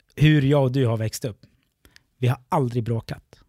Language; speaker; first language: Swedish; early bilingual, other home language; Arabic